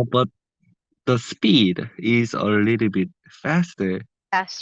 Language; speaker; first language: English; non-native, learner; Korean